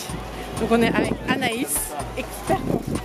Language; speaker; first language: French; native; French